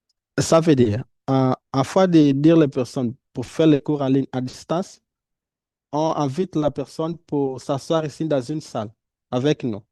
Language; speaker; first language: French; non-native, fluent; Portuguese